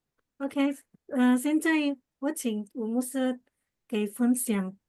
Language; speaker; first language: Chinese; non-native, learner; Indonesian